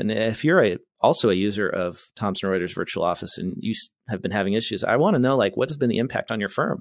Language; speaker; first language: English; native; English